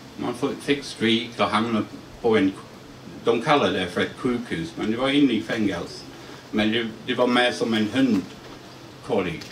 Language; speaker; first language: Swedish; non-native, fluent; English